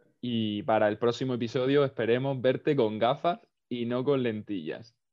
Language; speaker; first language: Spanish; native; Spanish